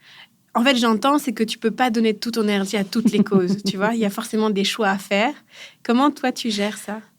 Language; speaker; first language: French; native; French